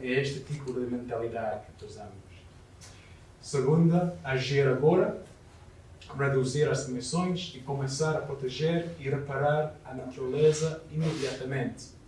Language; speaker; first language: Portuguese; non-native, learner; English